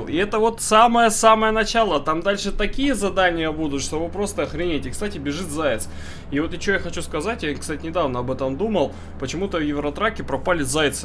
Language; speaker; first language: Russian; native; Russian